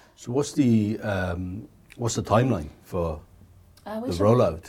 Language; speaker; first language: English; native; English